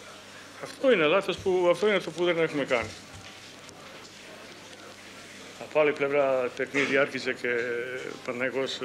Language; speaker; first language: Greek; non-native, fluent; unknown